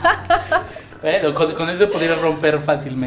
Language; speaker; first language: Spanish; native; Spanish